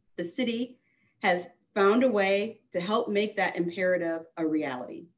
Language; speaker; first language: English; native; English